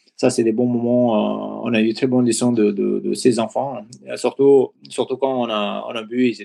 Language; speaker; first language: French; non-native, learner; Nepali